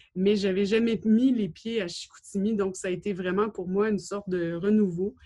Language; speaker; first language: French; native; French